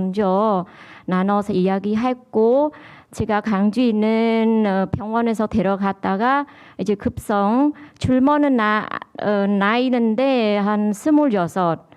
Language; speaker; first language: Korean; non-native, learner; Khmer